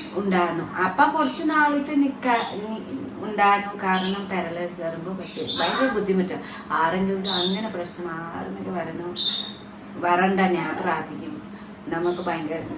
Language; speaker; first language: Malayalam; non-native, fluent; Nepali